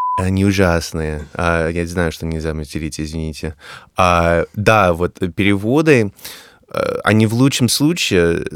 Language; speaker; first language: Russian; non-native, fluent; English